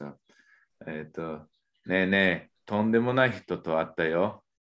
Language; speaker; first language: Japanese; non-native, fluent; English